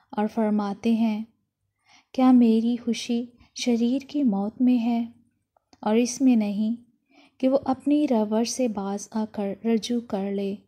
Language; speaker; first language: Urdu; non-native, local second language; Punjabi